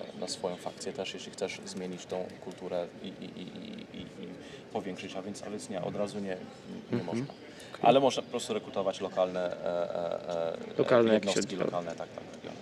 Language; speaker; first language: Polish; early bilingual, heritage; Polish